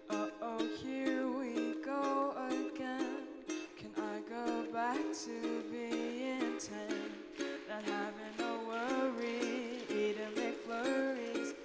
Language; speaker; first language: English; native; English